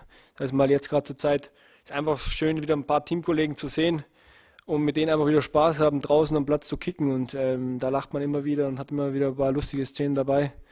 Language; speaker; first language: German; native; German